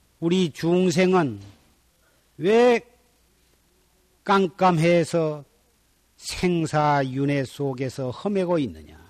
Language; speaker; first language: Korean; native; Korean